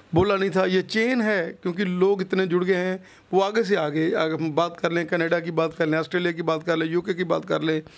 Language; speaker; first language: Hindi; non-native, local second language; Punjabi